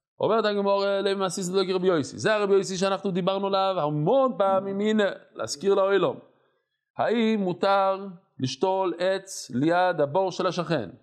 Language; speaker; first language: Hebrew; non-native, fluent; English